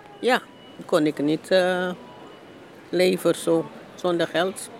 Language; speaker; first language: Dutch; non-native, learner; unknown